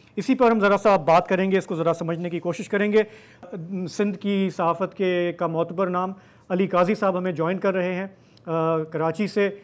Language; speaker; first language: Urdu; non-native, local second language; Sindhi